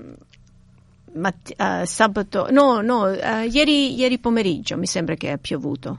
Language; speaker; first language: Italian; early bilingual, heritage; Italian